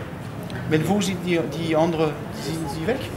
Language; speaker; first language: German; non-native, learner; French